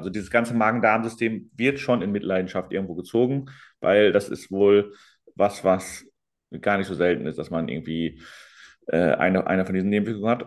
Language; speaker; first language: German; native; German